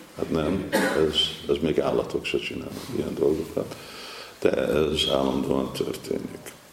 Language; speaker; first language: Hungarian; non-native, fluent; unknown